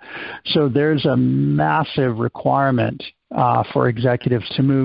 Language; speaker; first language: English; native; English